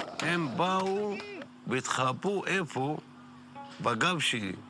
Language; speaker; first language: Hebrew; non-native, local second language; Arabic